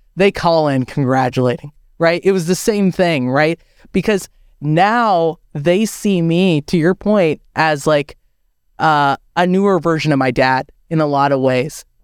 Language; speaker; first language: English; native; English